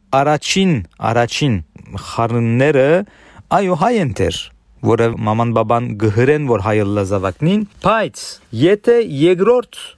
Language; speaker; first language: Armenian; early bilingual, heritage; Armenian